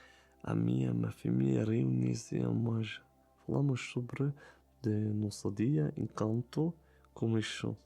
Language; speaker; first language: Portuguese; non-native, learner; German